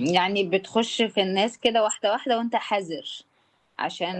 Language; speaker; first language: Arabic; native; Arabic